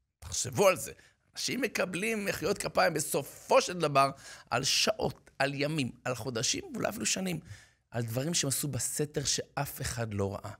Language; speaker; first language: Hebrew; native; Hebrew